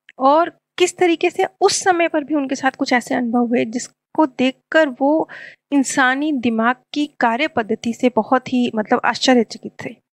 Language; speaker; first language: Hindi; native; Hindi